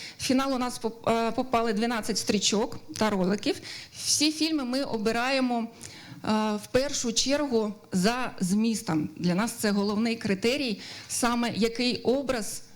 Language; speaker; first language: Ukrainian; native; Ukrainian